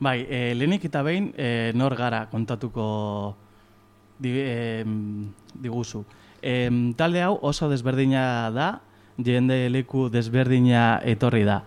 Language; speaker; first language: Basque; non-native, local second language; Spanish